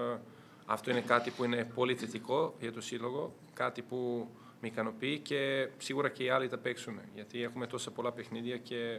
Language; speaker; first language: Greek; non-native, fluent; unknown